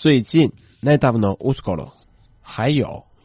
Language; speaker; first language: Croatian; non-native, fluent; Chinese